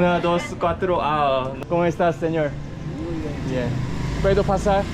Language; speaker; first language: Spanish; non-native, learner; Korean